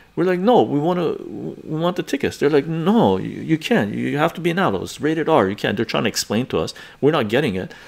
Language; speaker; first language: English; early bilingual, other home language; Persian